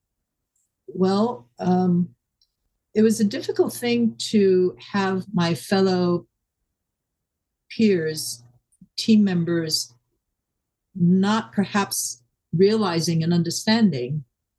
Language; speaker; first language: English; non-native, local second language; Wu Chinese